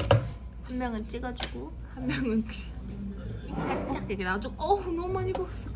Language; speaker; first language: Korean; early bilingual, heritage; Korean